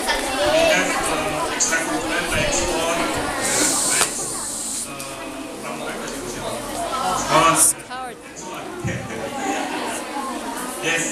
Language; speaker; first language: English; non-native, learner; Indonesian